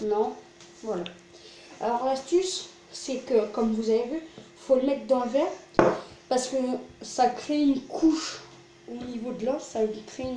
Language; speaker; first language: French; native; French